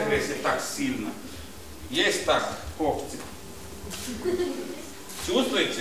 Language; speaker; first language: Russian; non-native, learner; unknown